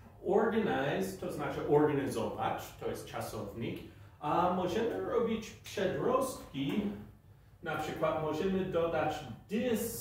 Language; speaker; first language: Polish; non-native, fluent; English